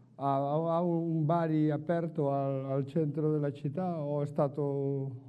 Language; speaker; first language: Italian; non-native, learner; Spanish